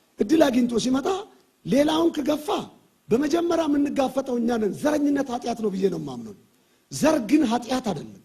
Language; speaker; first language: Amharic; non-native, local second language; Oromo